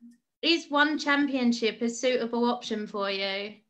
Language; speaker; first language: English; native; English